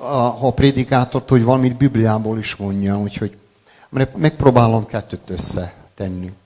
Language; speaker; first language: Hungarian; non-native, local second language; Serbian